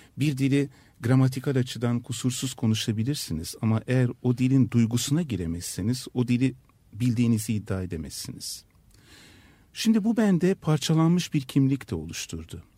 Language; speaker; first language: Turkish; native; Turkish